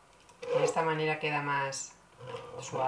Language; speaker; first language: Spanish; native; Spanish